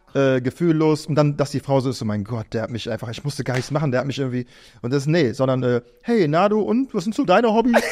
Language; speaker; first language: German; native; German